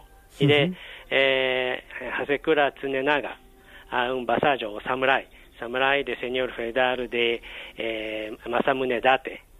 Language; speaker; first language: Spanish; non-native, learner; Japanese